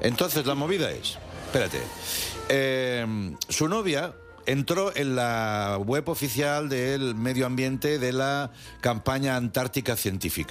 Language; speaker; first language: Spanish; native; Spanish